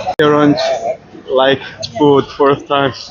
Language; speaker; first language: English; non-native, learner; Korean